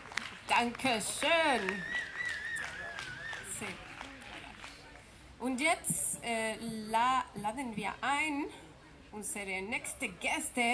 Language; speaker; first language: German; non-native, fluent; Spanish